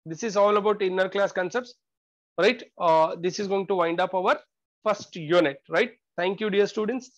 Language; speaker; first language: English; non-native, local second language; Kannada